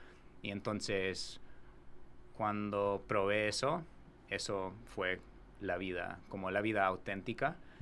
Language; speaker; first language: Spanish; non-native, fluent; English